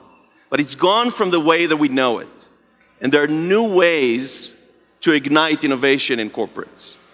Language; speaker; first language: English; non-native, fluent; Hebrew